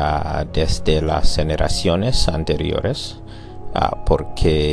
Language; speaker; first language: Spanish; non-native, learner; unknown